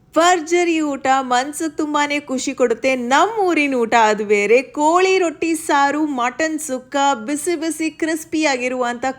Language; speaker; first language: Kannada; non-native, local second language; Tulu